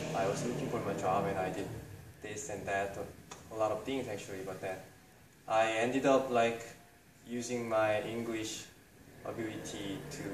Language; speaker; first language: English; non-native, fluent; Korean